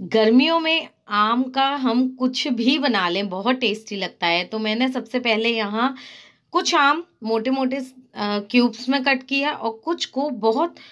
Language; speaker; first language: Hindi; native; Hindi